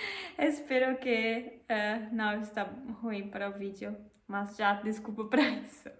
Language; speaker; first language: Portuguese; non-native, fluent; German